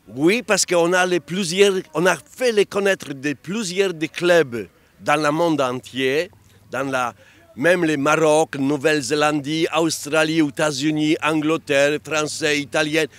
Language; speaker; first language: French; non-native, learner; Polish